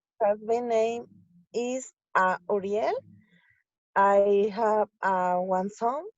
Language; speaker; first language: English; non-native, learner; Spanish